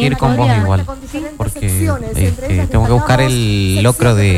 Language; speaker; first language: Spanish; native; Spanish